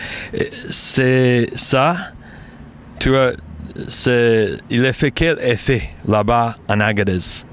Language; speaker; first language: French; non-native, learner; English